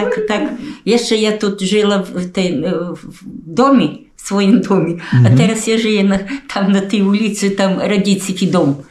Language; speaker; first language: Polish; early bilingual, heritage; Polish